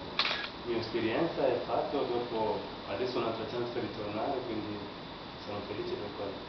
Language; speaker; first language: Italian; non-native, learner; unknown